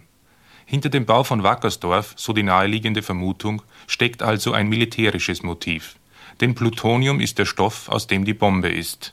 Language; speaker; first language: German; native; German